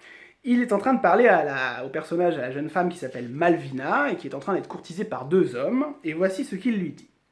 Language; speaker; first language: French; native; French